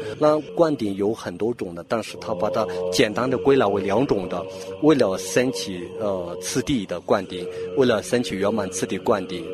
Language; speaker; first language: Chinese; non-native, fluent; Tibetan